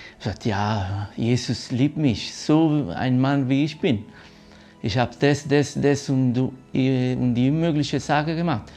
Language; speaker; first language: German; non-native, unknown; Italian